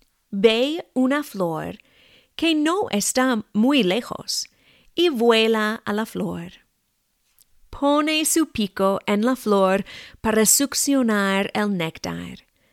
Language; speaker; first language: Spanish; non-native, fluent; English